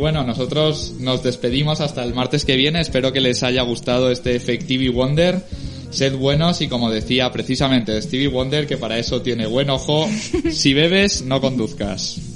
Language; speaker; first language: Spanish; native; Spanish